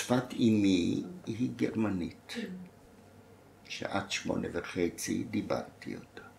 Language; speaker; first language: Hebrew; non-native, fluent; German